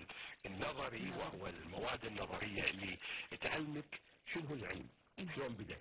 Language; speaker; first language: Arabic; native; Arabic